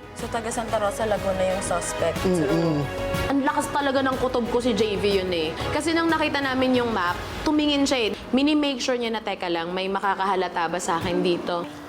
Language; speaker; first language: Filipino; native; Filipino